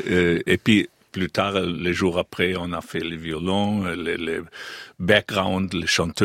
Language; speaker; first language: French; non-native, fluent; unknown